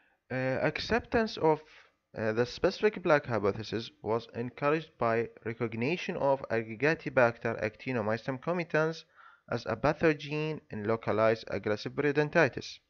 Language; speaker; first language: English; non-native, fluent; Arabic